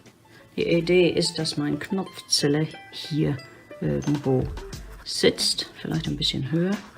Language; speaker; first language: German; non-native, fluent; English